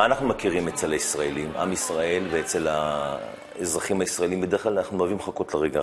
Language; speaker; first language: Hebrew; native; Hebrew